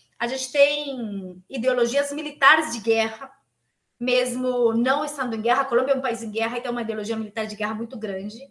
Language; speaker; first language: Portuguese; non-native, fluent; Spanish